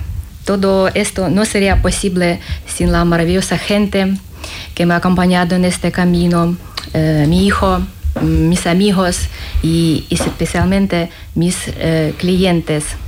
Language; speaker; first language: Spanish; non-native, learner; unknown